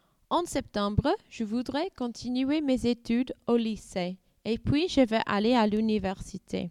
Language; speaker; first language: French; non-native, learner; English